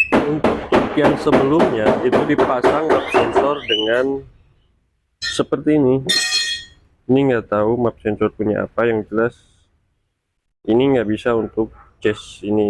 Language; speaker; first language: Indonesian; native; Indonesian